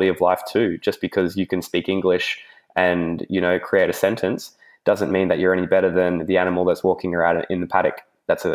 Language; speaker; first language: English; native; English